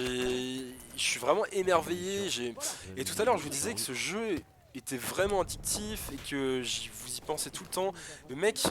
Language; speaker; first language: French; native; French